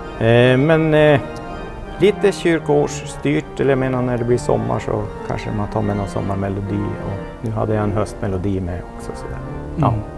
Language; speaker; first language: Swedish; native; Swedish